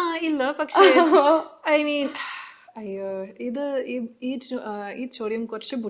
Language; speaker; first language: Malayalam; non-native, learner; English